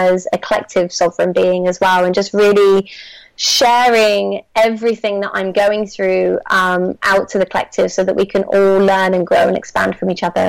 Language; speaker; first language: English; native; English